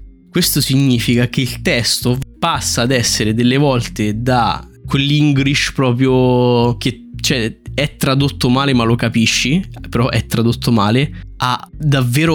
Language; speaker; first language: Italian; native; Italian